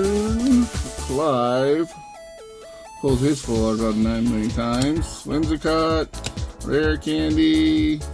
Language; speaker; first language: English; native; English